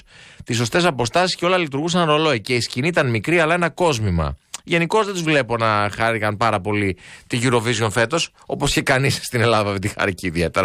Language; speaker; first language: Greek; native; Greek